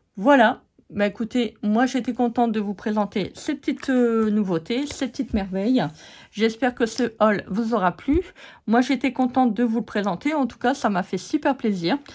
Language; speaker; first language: French; native; French